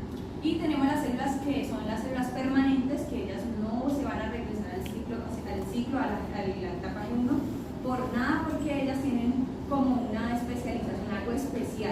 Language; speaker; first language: Spanish; native; Spanish